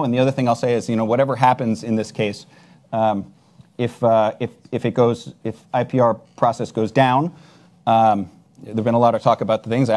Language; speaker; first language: English; native; English